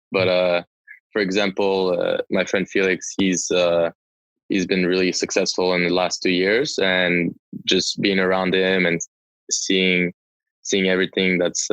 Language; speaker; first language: English; non-native, local second language; French